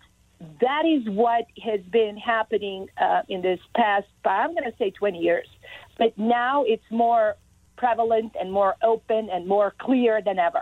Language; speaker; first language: English; non-native, fluent; Serbian